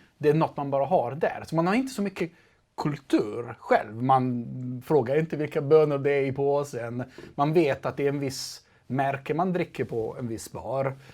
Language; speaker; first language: Swedish; non-native, fluent; Italian